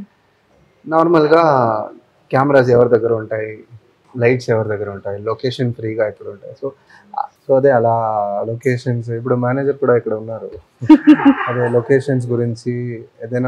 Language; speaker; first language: Telugu; non-native, fluent; Tamil